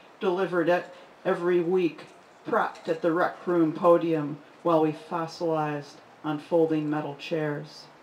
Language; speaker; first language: English; native; English